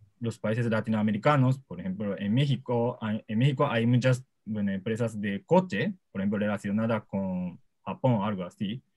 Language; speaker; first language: Spanish; non-native, learner; Japanese